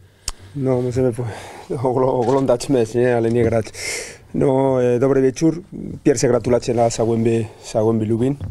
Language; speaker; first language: Polish; non-native, learner; Spanish